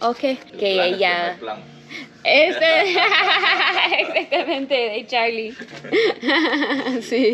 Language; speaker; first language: Spanish; non-native, learner; English